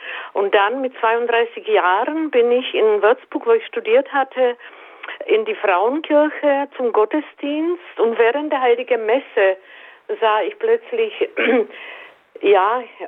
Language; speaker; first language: German; native; German